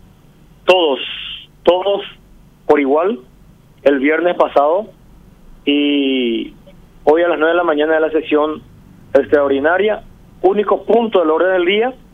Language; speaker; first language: Spanish; native; Spanish